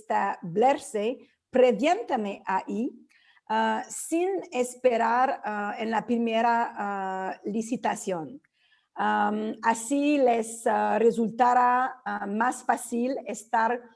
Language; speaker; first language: Spanish; non-native, fluent; French